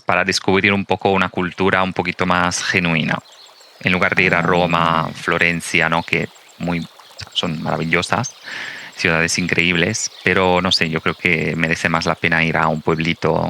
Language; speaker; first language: Spanish; non-native, fluent; Italian